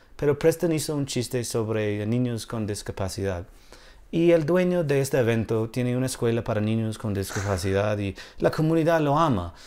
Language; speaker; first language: Spanish; non-native, fluent; English